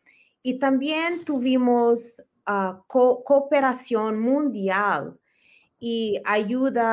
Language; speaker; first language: Spanish; early bilingual, heritage; Spanish